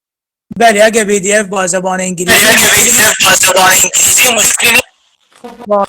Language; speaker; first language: Persian; non-native, learner; Arabic